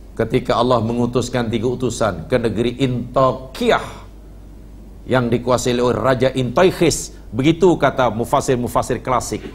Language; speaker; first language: Malay; native; Malay